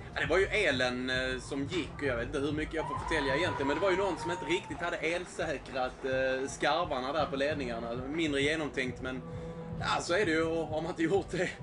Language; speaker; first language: Swedish; native; Swedish